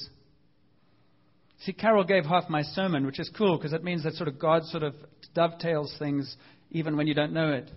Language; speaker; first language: English; native; English